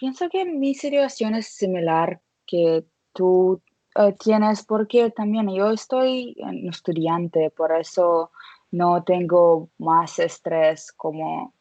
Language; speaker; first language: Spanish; non-native, learner; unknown